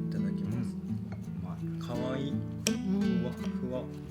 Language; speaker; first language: Japanese; native; Japanese